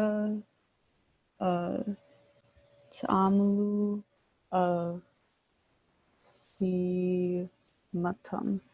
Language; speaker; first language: Arabic; non-native, learner; English